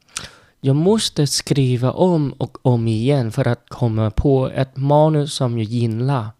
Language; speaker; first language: Swedish; non-native, learner; Vietnamese